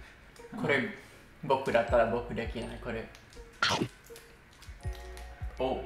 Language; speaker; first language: Japanese; non-native, learner; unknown